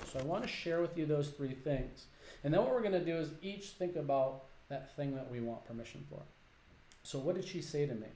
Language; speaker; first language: English; native; English